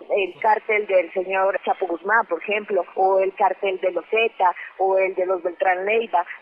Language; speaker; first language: Spanish; native; Spanish